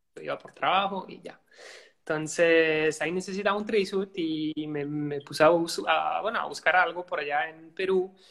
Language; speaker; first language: Spanish; non-native, fluent; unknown